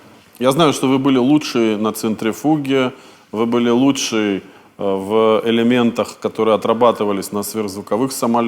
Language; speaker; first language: Russian; native; Russian